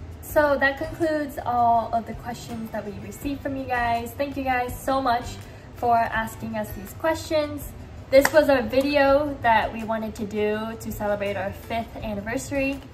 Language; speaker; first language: English; early bilingual, other home language; Japanese